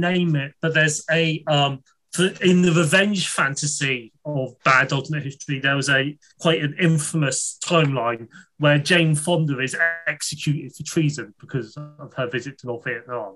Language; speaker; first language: English; native; English